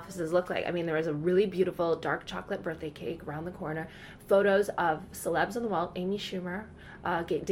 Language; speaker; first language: English; native; English